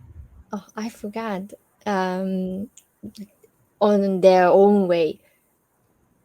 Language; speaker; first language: English; non-native, learner; Japanese